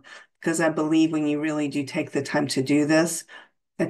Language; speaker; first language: English; native; English